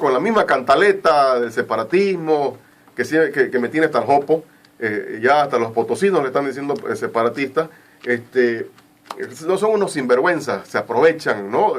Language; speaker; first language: Spanish; native; Spanish